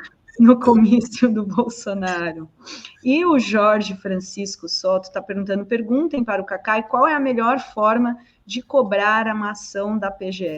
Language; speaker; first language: Portuguese; native; Portuguese